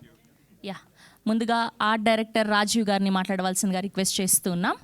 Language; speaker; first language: Telugu; native; Telugu